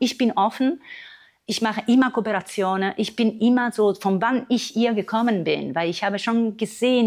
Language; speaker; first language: German; non-native, fluent; Italian